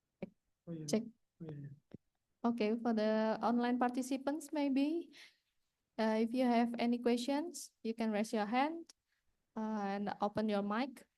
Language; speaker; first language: English; non-native, fluent; Indonesian